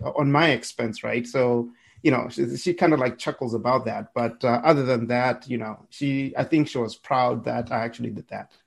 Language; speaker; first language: English; non-native, local second language; Shona